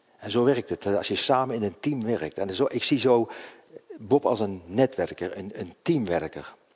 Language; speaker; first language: Dutch; native; Dutch